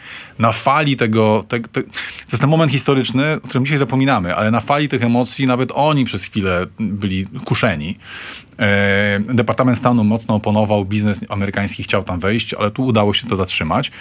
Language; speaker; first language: Polish; native; Polish